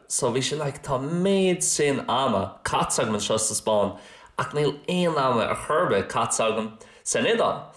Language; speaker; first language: Irish; non-native, local second language; English